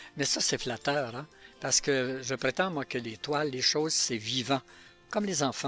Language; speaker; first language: French; native; French